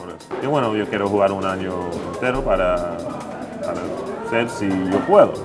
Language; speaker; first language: Spanish; non-native, fluent; English